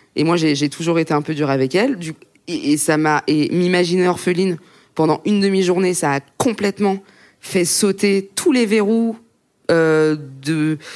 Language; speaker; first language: French; native; French